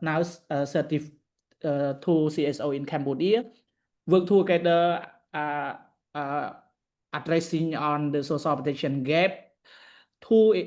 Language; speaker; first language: English; non-native, learner; Khmer